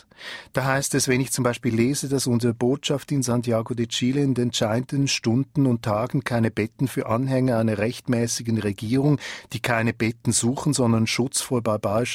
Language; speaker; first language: German; native; German